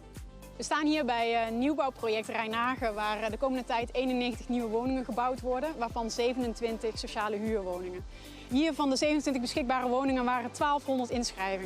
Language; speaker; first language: Dutch; native; Dutch